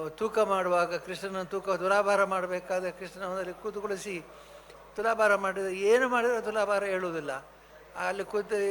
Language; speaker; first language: Kannada; non-native, local second language; Tulu